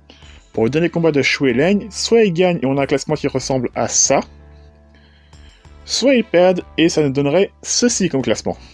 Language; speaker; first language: French; native; French